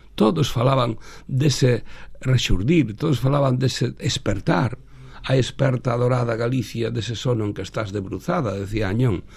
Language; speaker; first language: Galician; native; Galician